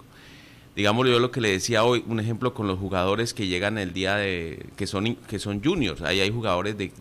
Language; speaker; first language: Spanish; native; Spanish